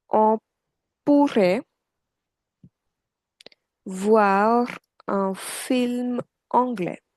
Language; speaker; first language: French; non-native, fluent; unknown